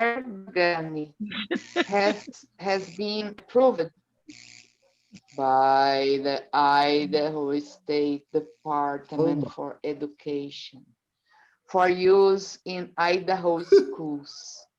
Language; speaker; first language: English; non-native, learner; Portuguese